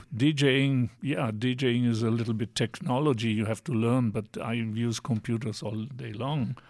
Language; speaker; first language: English; non-native, fluent; Italian